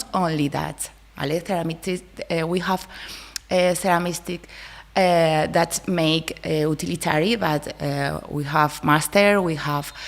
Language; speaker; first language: English; non-native, learner; Spanish